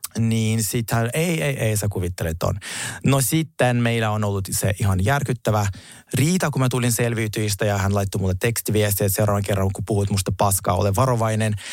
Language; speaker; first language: Finnish; non-native, fluent; Russian